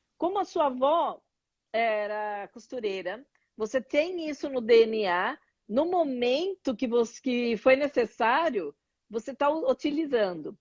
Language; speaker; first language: Portuguese; native; Portuguese